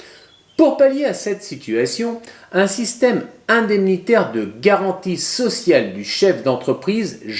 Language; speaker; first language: French; native; French